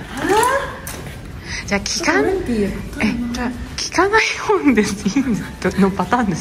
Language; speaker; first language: Japanese; non-native, learner; Chinese